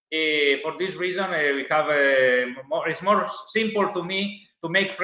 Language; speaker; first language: English; non-native, learner; Italian